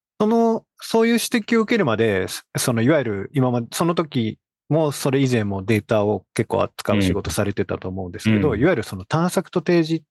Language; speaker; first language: Japanese; native; Japanese